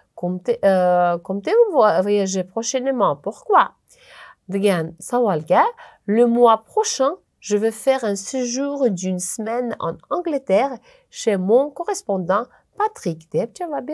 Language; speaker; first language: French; non-native, fluent; Uzbek